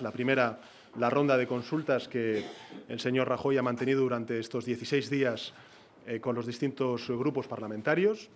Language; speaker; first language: Spanish; native; Spanish